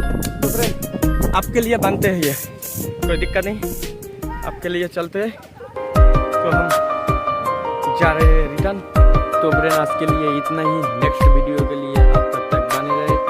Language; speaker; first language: Hindi; non-native, local second language; Bangla